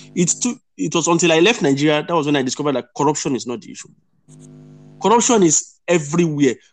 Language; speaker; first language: English; non-native, local second language; Yoruba